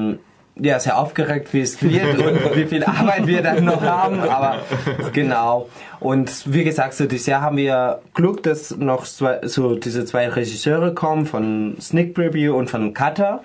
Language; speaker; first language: German; non-native, fluent; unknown